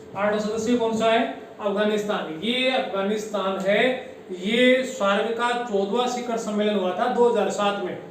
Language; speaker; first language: Hindi; native; Hindi